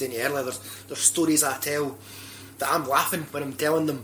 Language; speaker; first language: English; native; English